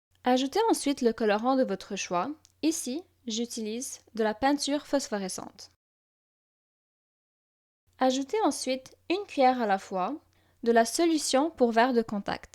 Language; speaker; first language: French; native; French